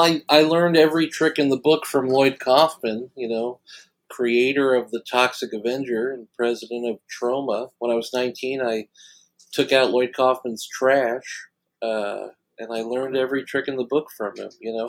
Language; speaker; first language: English; native; English